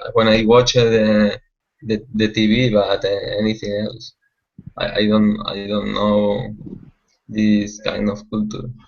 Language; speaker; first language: English; non-native, learner; Spanish